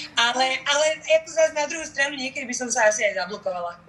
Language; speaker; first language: Slovak; native; Slovak